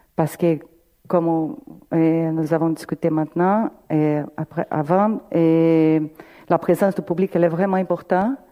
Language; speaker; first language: French; non-native, fluent; Portuguese